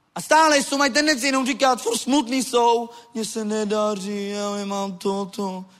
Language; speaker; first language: Czech; non-native, local second language; Romany